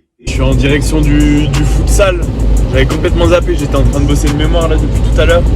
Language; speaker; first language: French; native; French